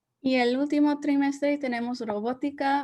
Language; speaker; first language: Spanish; early bilingual, heritage; Spanish